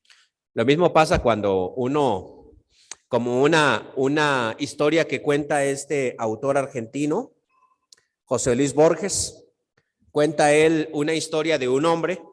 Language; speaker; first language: Spanish; native; Spanish